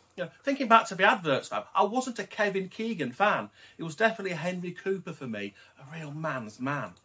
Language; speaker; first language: English; native; English